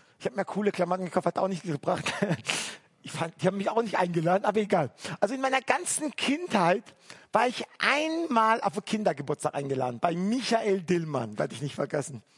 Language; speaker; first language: German; early bilingual, other home language; Turkish